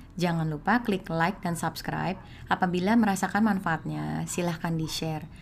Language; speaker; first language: Indonesian; native; Indonesian